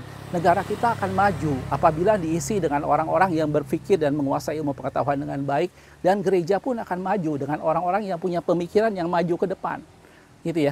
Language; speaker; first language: Indonesian; native; Indonesian